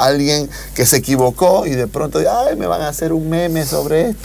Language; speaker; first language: Spanish; native; Spanish